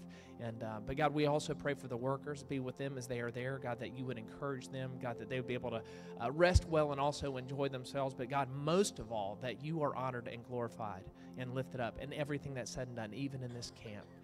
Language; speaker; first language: English; native; English